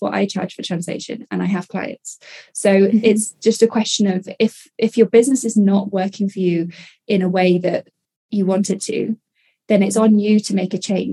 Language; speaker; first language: English; native; English